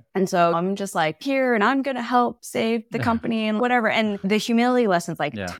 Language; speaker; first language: English; native; English